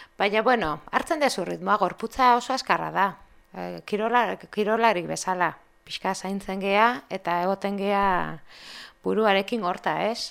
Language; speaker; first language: Basque; non-native, local second language; Spanish